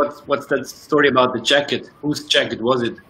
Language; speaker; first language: English; non-native, fluent; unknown